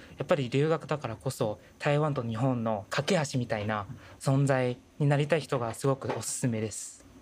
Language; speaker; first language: Japanese; non-native, fluent; Chinese